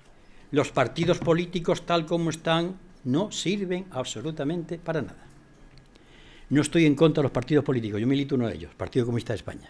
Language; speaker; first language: Spanish; native; Spanish